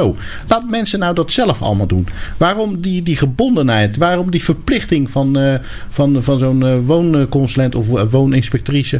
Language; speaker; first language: Dutch; native; Dutch